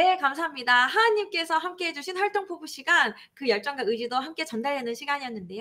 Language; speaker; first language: Korean; native; Korean